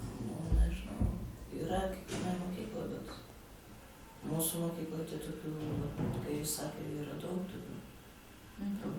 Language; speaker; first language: Lithuanian; non-native, local second language; Polish